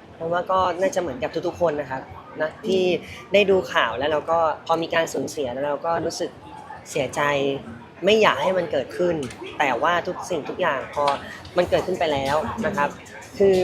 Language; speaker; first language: Thai; native; Thai